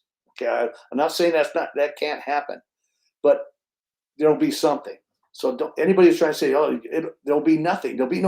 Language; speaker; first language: English; native; English